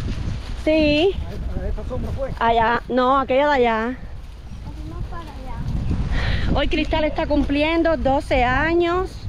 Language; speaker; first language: Spanish; native; Spanish